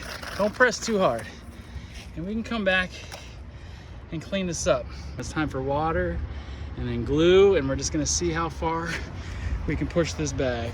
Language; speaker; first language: English; native; English